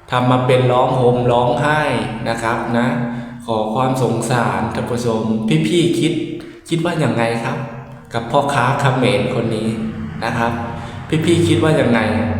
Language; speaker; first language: Thai; native; Thai